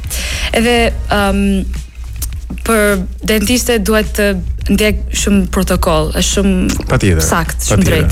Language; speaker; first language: Albanian; non-native, learner; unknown